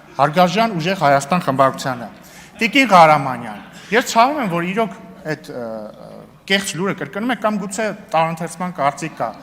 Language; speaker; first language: Armenian; native; Armenian